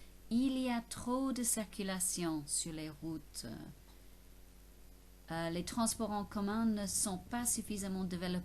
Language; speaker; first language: French; non-native, fluent; English